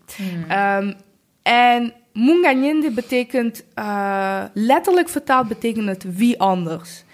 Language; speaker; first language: Dutch; early bilingual, other home language; Kinyarwanda